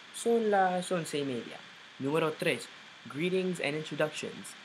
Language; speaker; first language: Spanish; non-native, learner; English